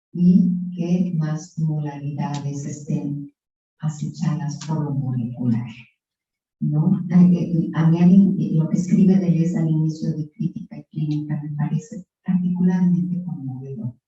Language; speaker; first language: Spanish; native; Spanish